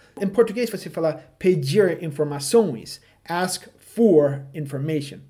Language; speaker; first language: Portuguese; non-native, fluent; English